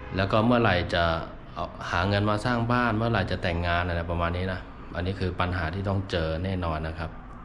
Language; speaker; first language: Thai; non-native, fluent; Chinese